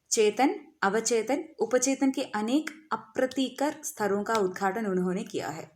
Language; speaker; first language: Hindi; non-native, local second language; Malayalam